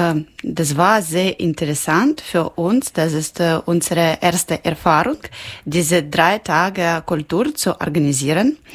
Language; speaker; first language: German; non-native, local second language; Ukrainian